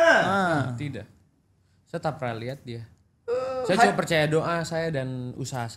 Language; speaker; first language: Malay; non-native, local second language; Indonesian